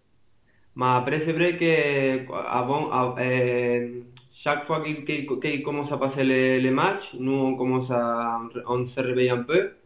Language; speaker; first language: French; non-native, fluent; Spanish